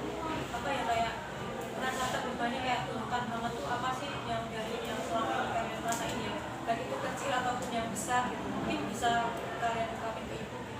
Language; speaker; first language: Indonesian; native; Indonesian